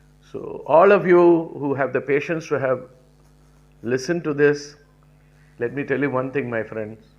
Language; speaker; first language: English; non-native, local second language; Tamil